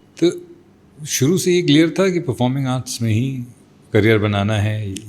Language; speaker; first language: Hindi; native; Hindi